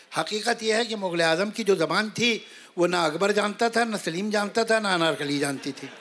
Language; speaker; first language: Hindi; native; Hindi